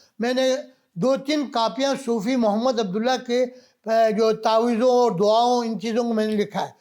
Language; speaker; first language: Urdu; non-native, local second language; Balti